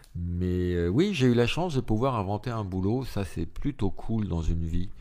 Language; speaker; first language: French; native; French